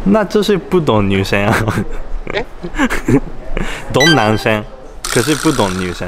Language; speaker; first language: Chinese; non-native, learner; Japanese